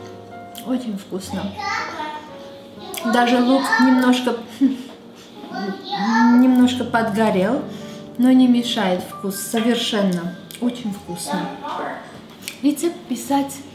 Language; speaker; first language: Russian; non-native, fluent; Armenian